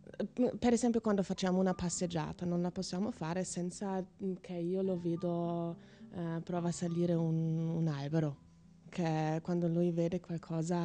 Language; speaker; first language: Italian; non-native, learner; German